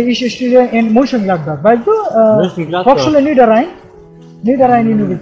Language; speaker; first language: German; non-native, learner; Bangla